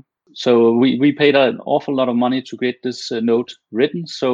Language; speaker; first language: English; non-native, fluent; Danish